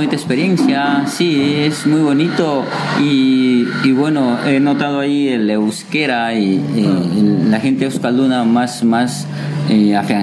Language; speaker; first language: Spanish; native; Spanish